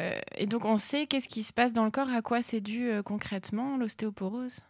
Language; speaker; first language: French; native; French